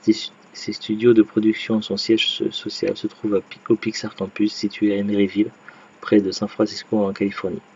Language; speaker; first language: French; native; French